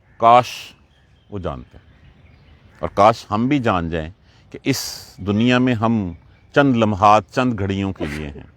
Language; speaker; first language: Urdu; native; Urdu